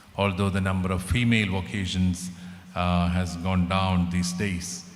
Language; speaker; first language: English; non-native, local second language; Malayalam